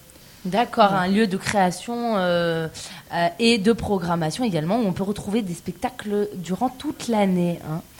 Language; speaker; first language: French; native; French